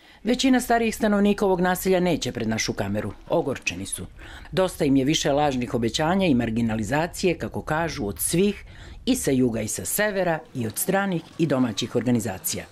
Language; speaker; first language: Serbian; native; Serbian